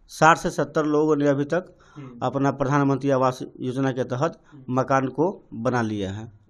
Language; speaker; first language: Hindi; native; Hindi